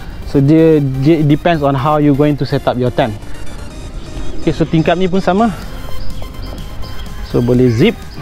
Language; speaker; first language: English; non-native, local second language; Malay